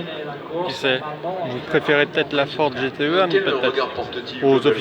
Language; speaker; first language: French; native; French